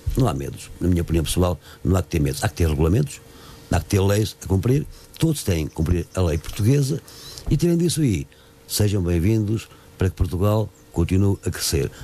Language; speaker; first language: Portuguese; native; Portuguese